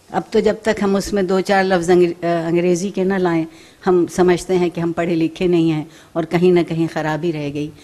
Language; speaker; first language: Urdu; native; Urdu